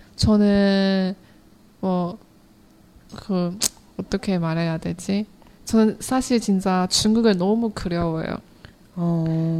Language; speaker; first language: Korean; non-native, learner; Chinese